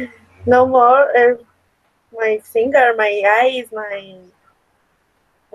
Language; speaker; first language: English; non-native, learner; Spanish